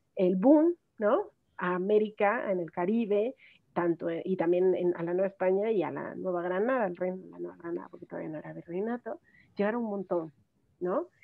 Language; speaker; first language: Spanish; native; Spanish